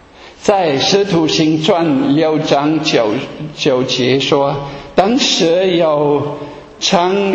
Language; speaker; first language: Chinese; non-native, fluent; German